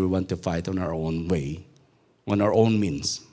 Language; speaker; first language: English; non-native, local second language; Filipino